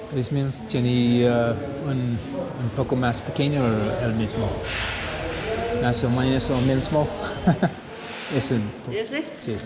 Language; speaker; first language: Spanish; non-native, learner; English